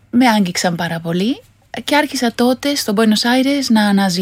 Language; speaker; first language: Greek; non-native, fluent; Spanish